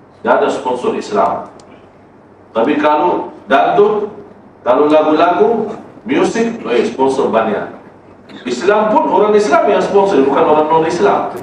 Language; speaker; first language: Malay; non-native, fluent; Arabic